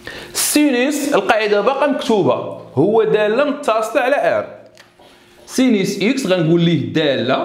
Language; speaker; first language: Arabic; native; Arabic